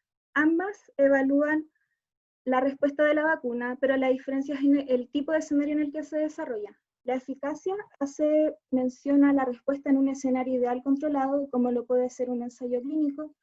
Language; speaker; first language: Spanish; native; Spanish